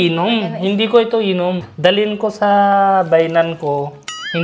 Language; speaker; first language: Filipino; non-native, learner; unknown